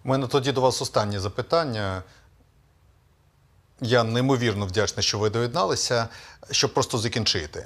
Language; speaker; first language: Ukrainian; native; Ukrainian